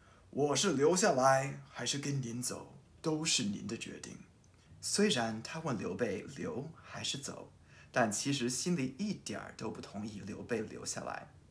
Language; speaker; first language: Chinese; early bilingual, heritage; Chinese